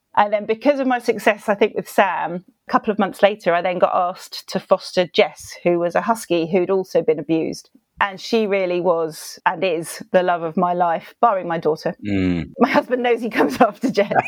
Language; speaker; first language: English; native; English